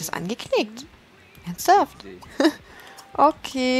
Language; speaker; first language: German; native; German